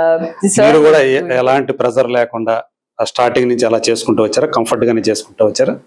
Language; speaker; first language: Telugu; native; Telugu